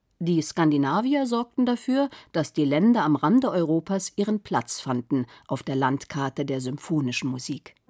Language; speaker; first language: German; native; German